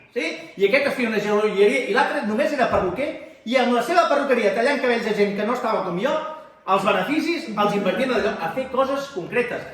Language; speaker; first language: Catalan; native; Catalan